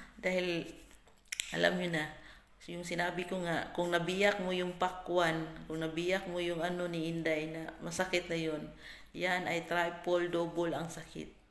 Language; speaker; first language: Filipino; non-native, local second language; Cebuano